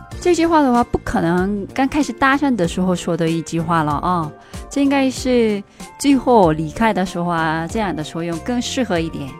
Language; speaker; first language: Chinese; non-native, fluent; Korean